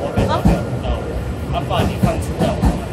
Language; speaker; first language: Chinese; native; Chinese